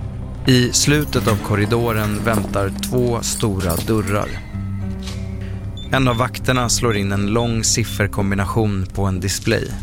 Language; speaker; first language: Swedish; native; Swedish